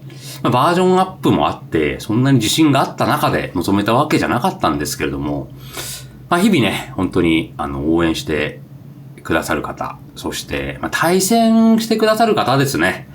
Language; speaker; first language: Japanese; native; Japanese